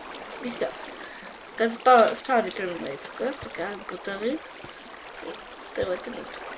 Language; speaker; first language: Bulgarian; native; Bulgarian